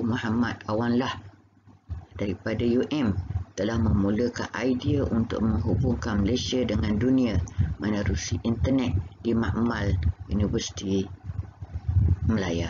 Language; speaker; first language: Malay; native; Malay